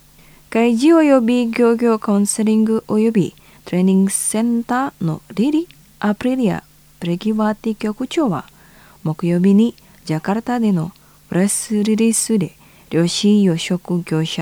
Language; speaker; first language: Japanese; non-native, fluent; Indonesian